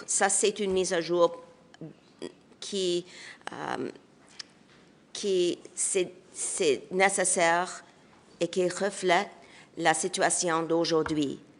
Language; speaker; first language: French; non-native, local second language; English